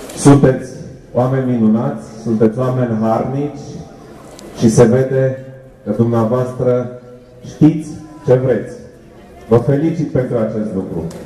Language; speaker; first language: Romanian; non-native, local second language; German